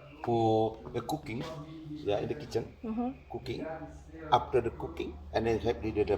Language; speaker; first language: English; non-native, learner; Indonesian